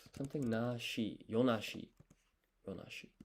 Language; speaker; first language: Japanese; non-native, learner; English